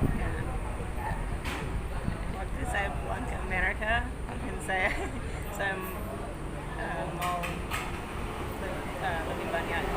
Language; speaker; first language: Indonesian; non-native, fluent; English